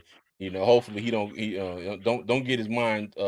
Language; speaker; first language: English; native; English